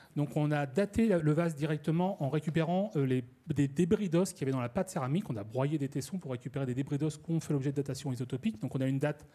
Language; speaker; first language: French; native; French